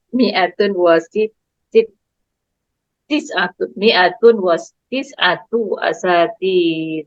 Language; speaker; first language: Arabic; non-native, learner; Indonesian